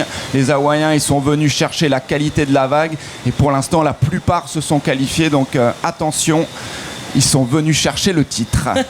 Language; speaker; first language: French; native; French